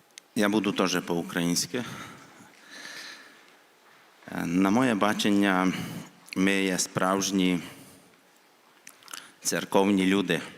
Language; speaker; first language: Ukrainian; non-native, local second language; Hungarian